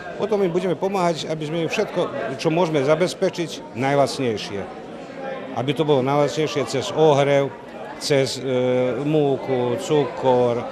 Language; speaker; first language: Slovak; native; Slovak